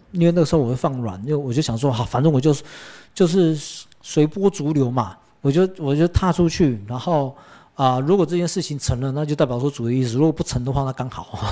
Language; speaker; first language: Chinese; early bilingual, heritage; Chinese